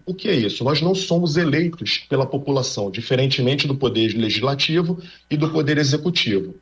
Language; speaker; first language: Portuguese; native; Portuguese